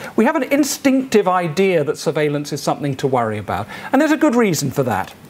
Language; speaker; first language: English; native; English